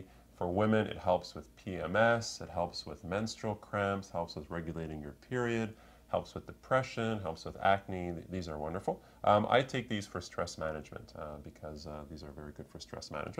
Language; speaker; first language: English; native; English